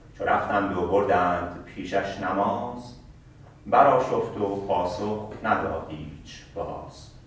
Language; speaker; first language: Persian; native; Persian